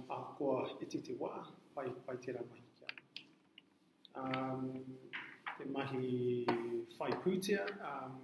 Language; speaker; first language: Māori; non-native, learner; English